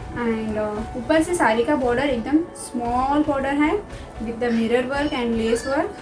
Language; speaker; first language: Hindi; non-native, local second language; Kannada